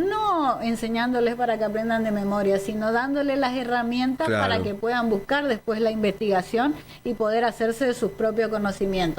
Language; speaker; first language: Spanish; native; Spanish